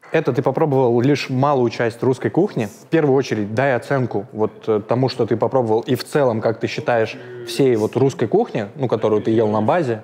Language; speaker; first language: Russian; native; Russian